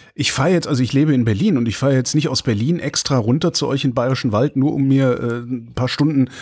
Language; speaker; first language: German; native; German